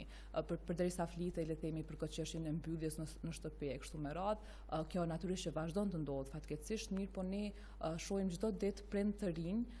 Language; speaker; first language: Albanian; native; Albanian